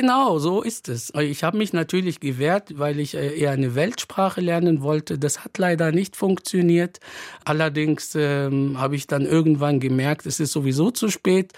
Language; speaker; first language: German; non-native, fluent; Arabic